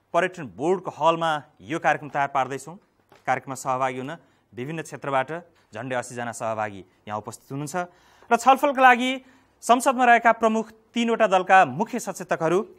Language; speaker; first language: Nepali; native; Nepali